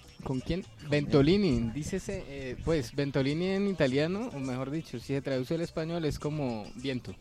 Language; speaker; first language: Spanish; native; Spanish